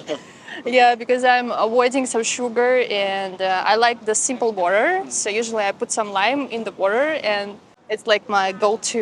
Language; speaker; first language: English; non-native, fluent; Russian